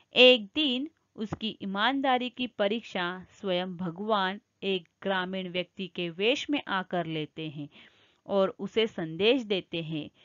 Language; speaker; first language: Hindi; non-native, local second language; Marathi